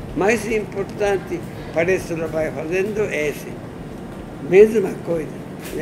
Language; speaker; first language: Portuguese; non-native, learner; Japanese